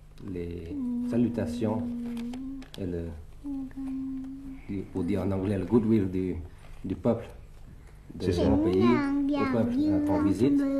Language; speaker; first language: French; early bilingual, other home language; Thai